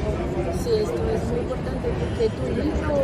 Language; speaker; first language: Spanish; non-native, fluent; Portuguese